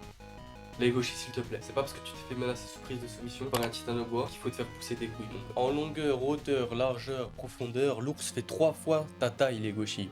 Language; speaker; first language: French; native; French